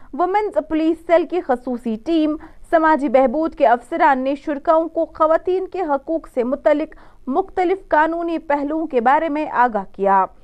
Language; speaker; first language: Urdu; non-native, local second language; Kashmiri